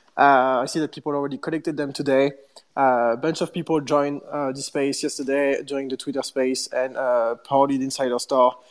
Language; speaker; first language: English; non-native, fluent; French